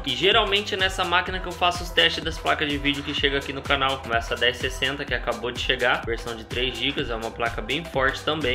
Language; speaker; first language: Portuguese; native; Portuguese